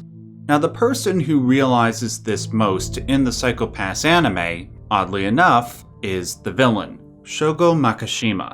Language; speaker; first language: English; native; English